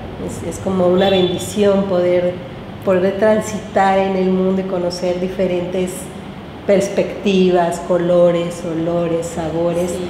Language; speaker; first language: Spanish; native; Spanish